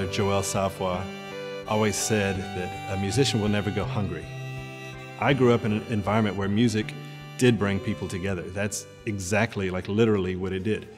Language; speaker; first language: English; native; English